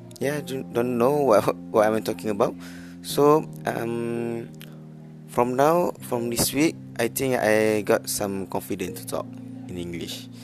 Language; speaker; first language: English; non-native, learner; Malay